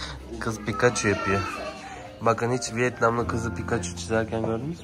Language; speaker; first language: Turkish; native; Turkish